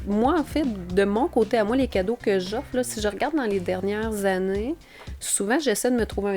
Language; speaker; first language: French; native; French